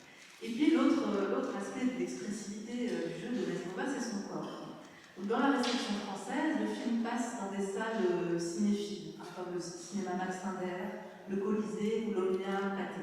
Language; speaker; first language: French; native; French